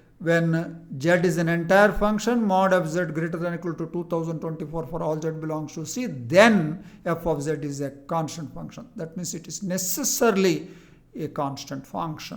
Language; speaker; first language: English; non-native, local second language; Telugu